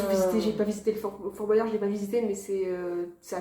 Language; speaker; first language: French; native; French